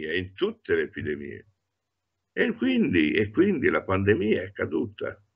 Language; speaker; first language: Italian; native; Italian